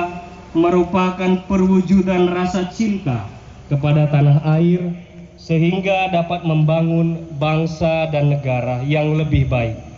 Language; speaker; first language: Indonesian; native; Indonesian